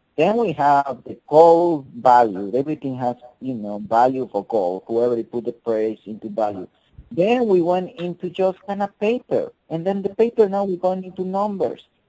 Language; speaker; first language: English; non-native, fluent; Spanish